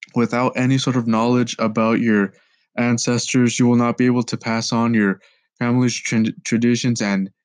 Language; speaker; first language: English; early bilingual, other home language; Spanish